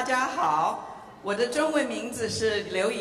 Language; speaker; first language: Chinese; early bilingual, heritage; English